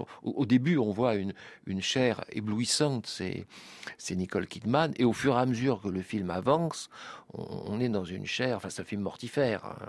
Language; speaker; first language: French; native; French